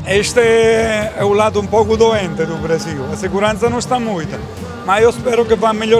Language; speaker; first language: Portuguese; non-native, fluent; Italian